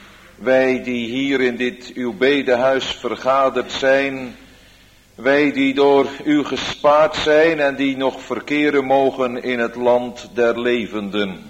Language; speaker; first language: Dutch; native; Dutch